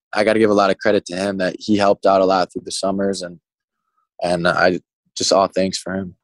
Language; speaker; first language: English; native; English